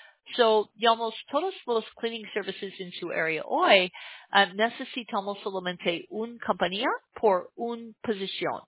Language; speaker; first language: Spanish; non-native, learner; English